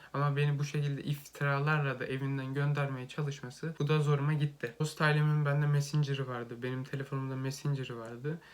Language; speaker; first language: Turkish; native; Turkish